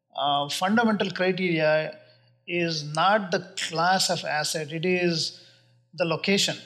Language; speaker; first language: English; non-native, local second language; Kannada